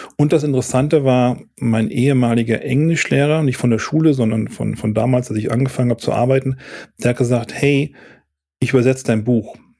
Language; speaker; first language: German; native; German